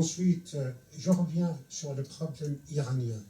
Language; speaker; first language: French; non-native, fluent; Arabic